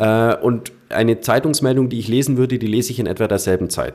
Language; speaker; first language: German; native; German